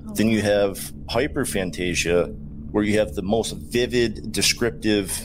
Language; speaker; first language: English; native; English